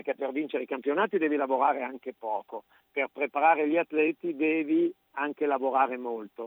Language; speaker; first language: Italian; native; Italian